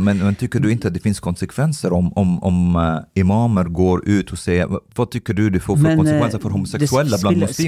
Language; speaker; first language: Swedish; early bilingual, other home language; Arabic